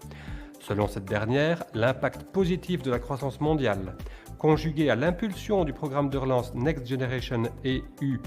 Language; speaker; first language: French; native; French